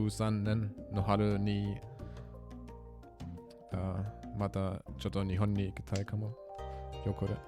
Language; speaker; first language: Japanese; non-native, learner; German